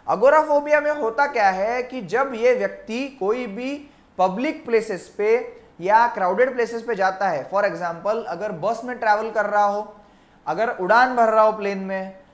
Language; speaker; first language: Hindi; non-native, local second language; Marathi